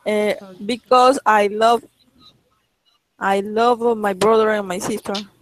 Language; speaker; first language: English; non-native, learner; Spanish